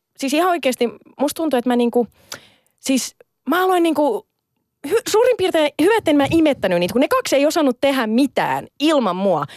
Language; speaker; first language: Finnish; native; Finnish